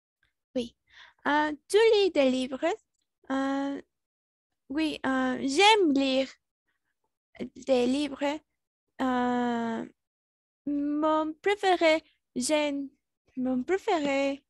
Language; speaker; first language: French; non-native, learner; Spanish